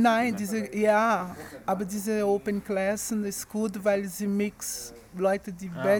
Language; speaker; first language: German; non-native, learner; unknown